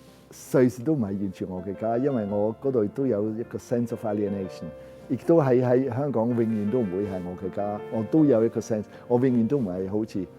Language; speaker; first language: Cantonese; non-native, fluent; German